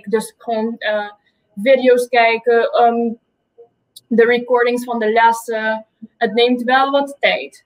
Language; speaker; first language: Dutch; non-native, local second language; Papiamento